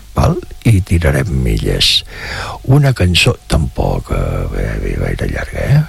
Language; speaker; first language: Catalan; native; Catalan